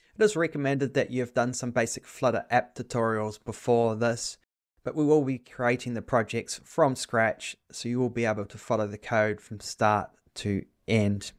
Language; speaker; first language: English; native; English